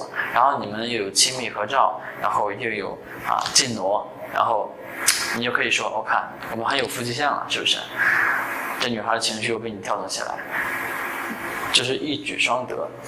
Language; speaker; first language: Chinese; native; Chinese